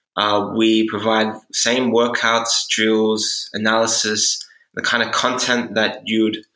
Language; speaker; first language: English; native; English